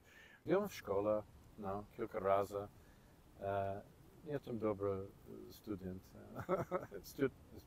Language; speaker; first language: Polish; non-native, learner; English